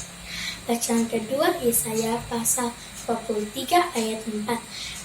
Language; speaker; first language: Indonesian; native; Indonesian